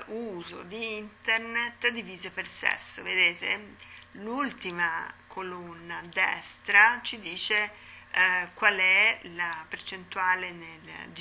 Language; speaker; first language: Italian; native; Italian